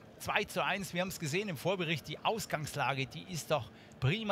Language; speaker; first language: German; native; German